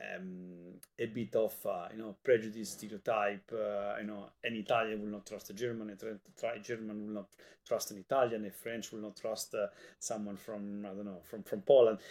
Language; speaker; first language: English; non-native, fluent; Italian